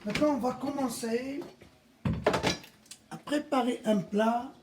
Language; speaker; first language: French; non-native, fluent; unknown